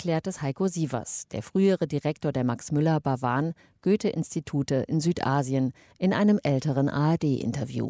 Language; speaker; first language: German; native; German